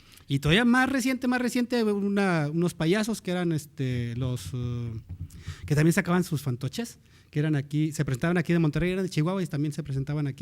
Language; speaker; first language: Spanish; native; Spanish